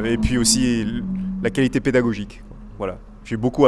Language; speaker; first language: French; native; French